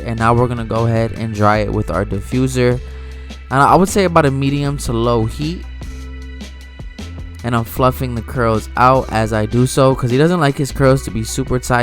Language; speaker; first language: English; native; English